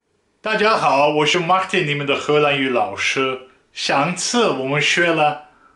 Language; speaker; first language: Chinese; non-native, fluent; Dutch